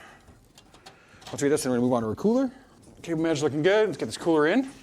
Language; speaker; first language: English; native; English